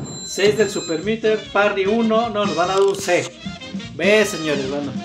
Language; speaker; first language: Spanish; native; Spanish